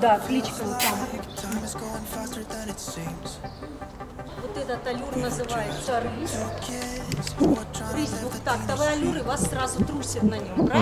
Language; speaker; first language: Russian; native; Russian